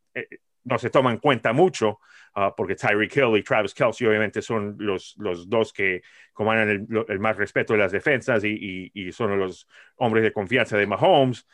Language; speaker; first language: Spanish; early bilingual, heritage; Spanish